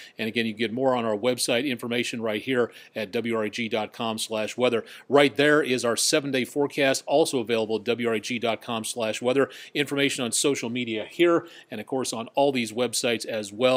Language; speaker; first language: English; native; English